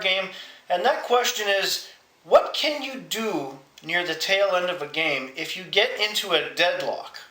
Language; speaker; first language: English; native; English